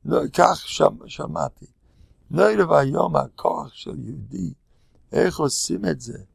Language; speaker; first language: Hebrew; non-native, fluent; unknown